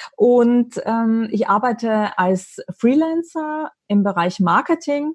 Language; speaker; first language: German; native; German